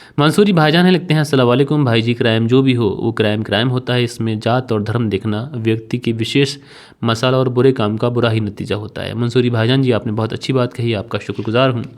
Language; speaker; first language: Hindi; native; Hindi